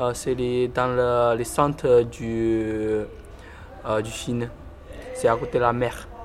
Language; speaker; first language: French; non-native, learner; Chinese